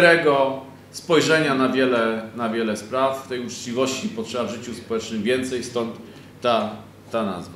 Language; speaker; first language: Polish; native; Polish